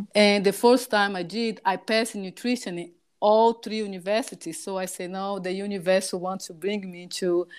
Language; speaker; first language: English; non-native, fluent; Portuguese